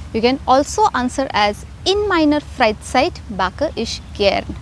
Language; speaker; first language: German; non-native, fluent; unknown